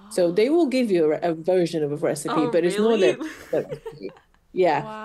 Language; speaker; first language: English; non-native, fluent; Portuguese